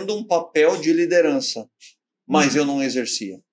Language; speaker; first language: Portuguese; native; Portuguese